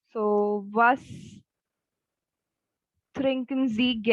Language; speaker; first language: German; non-native, fluent; Hindi